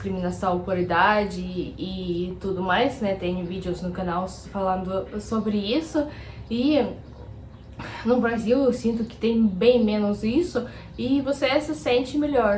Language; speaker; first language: Portuguese; non-native, fluent; Russian